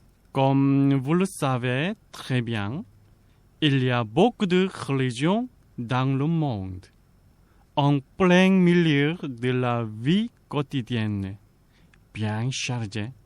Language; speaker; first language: French; non-native, fluent; Korean